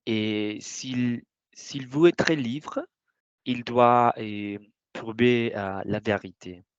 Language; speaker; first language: French; non-native, learner; Spanish